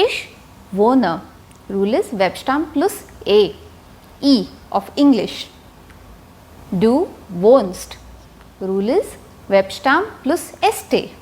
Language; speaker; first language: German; non-native, fluent; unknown